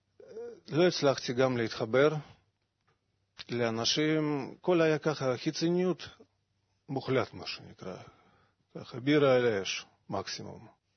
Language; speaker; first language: Hebrew; non-native, learner; Russian